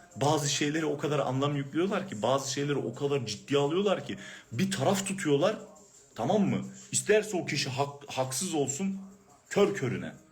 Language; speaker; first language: Turkish; early bilingual, heritage; Turkish